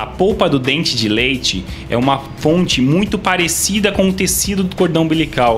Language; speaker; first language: Portuguese; native; Portuguese